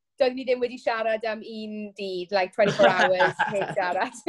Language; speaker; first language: Welsh; non-native, local second language; English